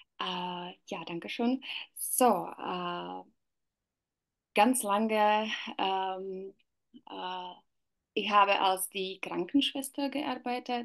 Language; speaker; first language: German; non-native, learner; Czech